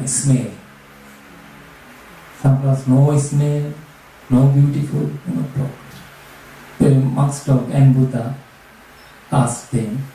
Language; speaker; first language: English; non-native, learner; Sinhala